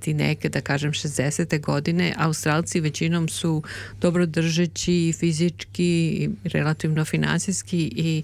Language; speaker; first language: Serbian; native; Serbian